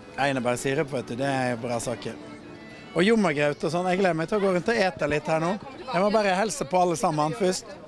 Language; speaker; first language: Norwegian; native; Norwegian